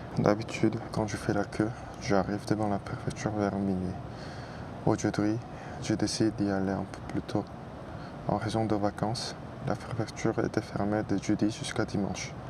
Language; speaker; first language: French; non-native, fluent; Korean